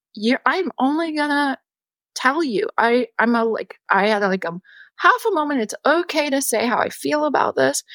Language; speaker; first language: English; native; English